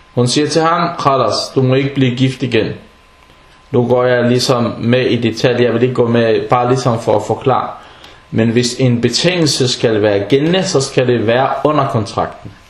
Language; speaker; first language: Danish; early bilingual, other home language; Arabic